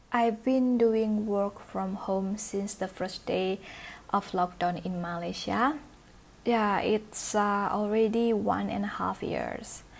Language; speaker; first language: English; non-native, learner; Indonesian